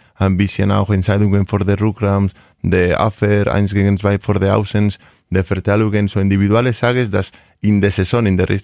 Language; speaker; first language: German; non-native, learner; Spanish